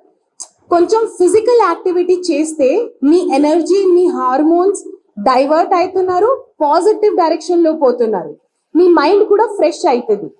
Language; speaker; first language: Telugu; non-native, fluent; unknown